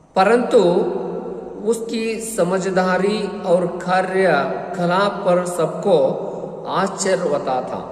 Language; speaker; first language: Hindi; non-native, local second language; Kannada